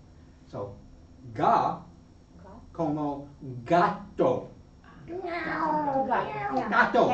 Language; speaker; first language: Spanish; non-native, fluent; English